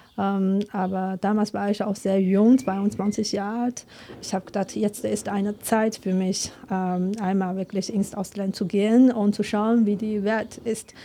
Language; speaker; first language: German; non-native, fluent; Chinese